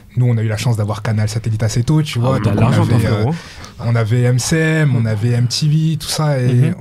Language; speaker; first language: French; native; French